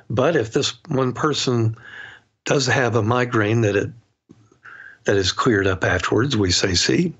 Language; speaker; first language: English; native; English